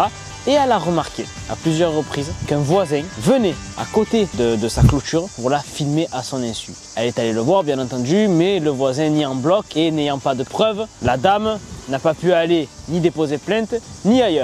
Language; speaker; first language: French; native; French